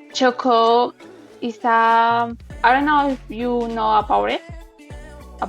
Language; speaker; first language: English; non-native, learner; Spanish